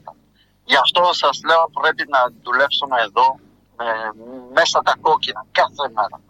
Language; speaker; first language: Greek; non-native, fluent; French